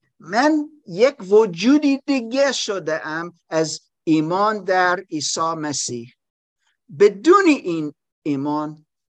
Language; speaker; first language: Persian; non-native, learner; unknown